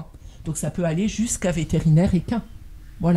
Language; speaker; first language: French; native; French